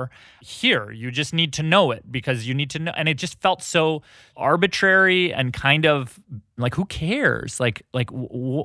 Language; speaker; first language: English; native; English